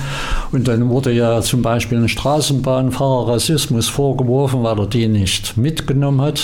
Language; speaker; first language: German; native; German